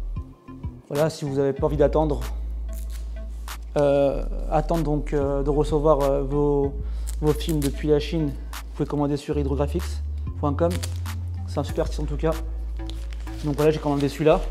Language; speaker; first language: French; native; French